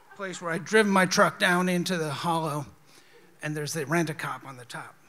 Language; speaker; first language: English; native; English